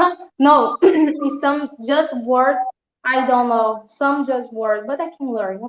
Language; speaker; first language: English; non-native, learner; Portuguese